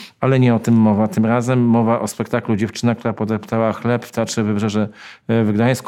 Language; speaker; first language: Polish; native; Polish